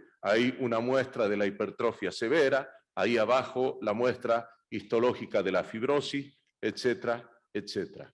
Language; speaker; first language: Spanish; native; Spanish